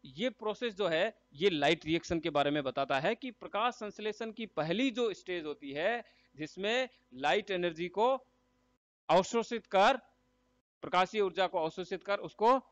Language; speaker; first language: Hindi; native; Hindi